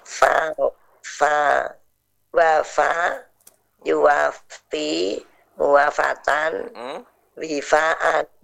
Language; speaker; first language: Arabic; non-native, learner; Indonesian